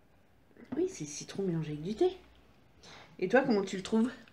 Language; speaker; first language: French; native; French